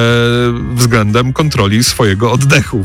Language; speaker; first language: Polish; native; Polish